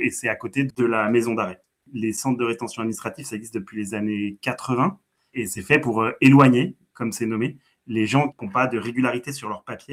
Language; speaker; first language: French; native; French